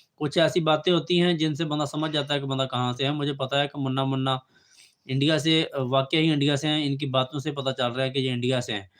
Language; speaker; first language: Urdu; non-native, local second language; Punjabi